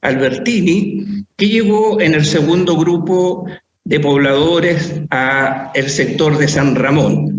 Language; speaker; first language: Spanish; native; Spanish